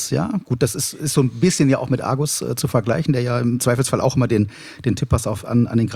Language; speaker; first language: German; native; German